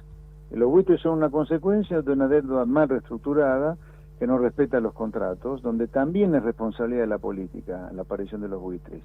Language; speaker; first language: Spanish; native; Spanish